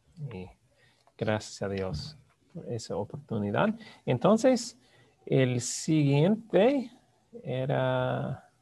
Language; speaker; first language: Spanish; non-native, fluent; English